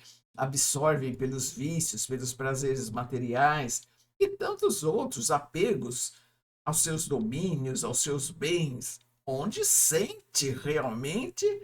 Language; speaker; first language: Portuguese; native; Portuguese